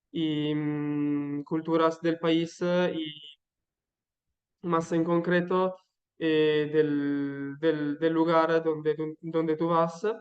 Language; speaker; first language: Spanish; non-native, learner; Italian